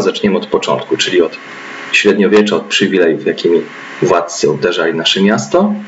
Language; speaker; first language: Polish; native; Polish